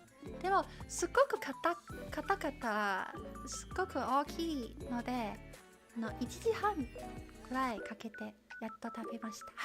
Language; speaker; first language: Japanese; non-native, learner; Chinese